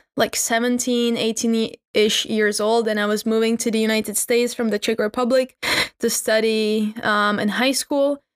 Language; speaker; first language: English; non-native, fluent; Czech